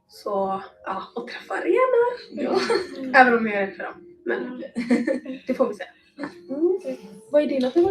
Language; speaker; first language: Swedish; early bilingual, other home language; Somali